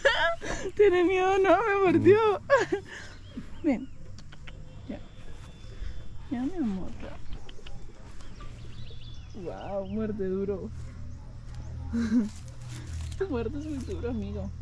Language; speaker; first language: Spanish; native; Spanish